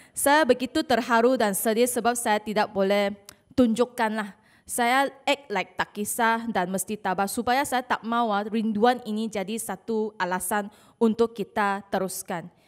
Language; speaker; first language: Malay; non-native, local second language; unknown